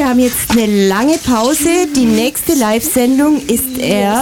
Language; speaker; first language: German; native; German